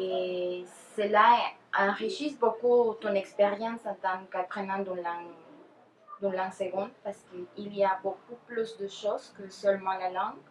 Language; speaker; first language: French; non-native, fluent; Spanish